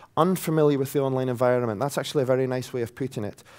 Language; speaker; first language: English; native; English